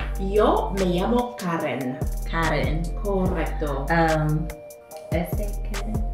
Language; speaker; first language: Spanish; non-native, fluent; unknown